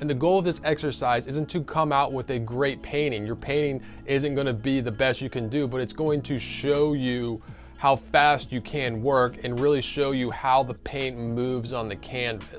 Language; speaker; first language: English; native; English